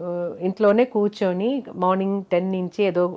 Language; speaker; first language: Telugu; non-native, fluent; Malayalam